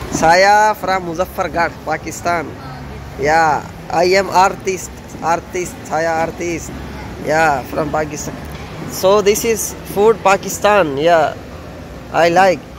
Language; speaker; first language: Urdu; non-native, local second language; Saraiki